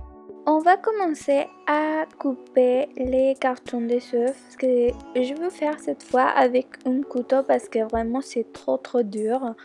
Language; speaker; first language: French; non-native, learner; Spanish